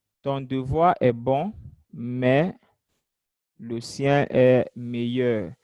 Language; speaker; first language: French; non-native, fluent; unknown